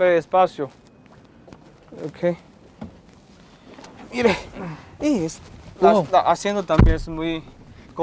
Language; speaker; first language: Spanish; non-native, learner; Chinese